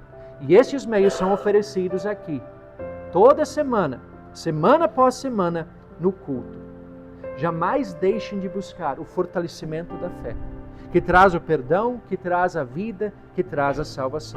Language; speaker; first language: Portuguese; native; Portuguese